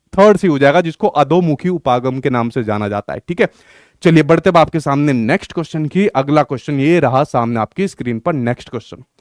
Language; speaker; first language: Hindi; native; Hindi